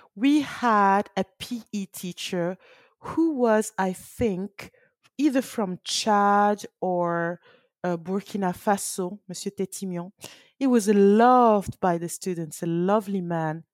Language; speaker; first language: English; early bilingual, other home language; French